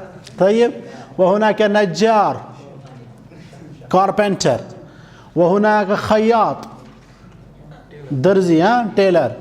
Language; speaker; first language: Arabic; non-native, fluent; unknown